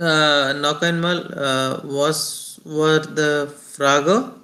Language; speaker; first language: German; non-native, learner; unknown